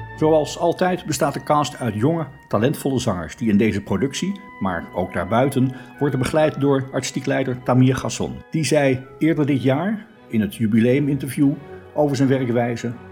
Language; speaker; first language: Dutch; native; Dutch